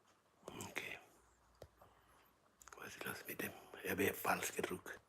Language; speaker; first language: German; non-native, learner; Minangkabau